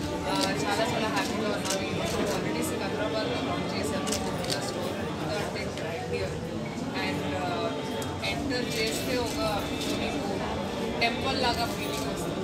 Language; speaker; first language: Telugu; non-native, learner; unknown